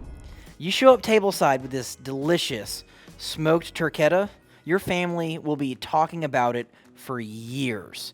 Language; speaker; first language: English; native; English